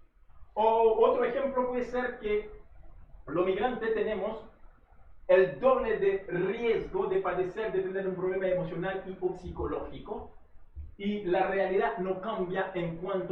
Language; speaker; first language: Spanish; non-native, fluent; Haitian Creole